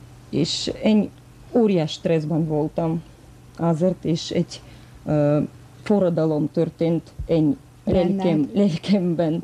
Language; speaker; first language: Hungarian; non-native, fluent; Russian